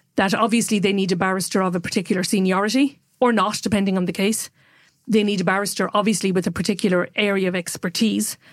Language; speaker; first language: English; native; English